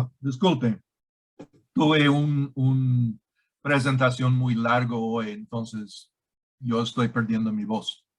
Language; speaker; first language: Spanish; non-native, learner; English